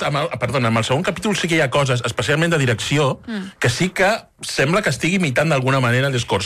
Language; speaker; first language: Catalan; native; Catalan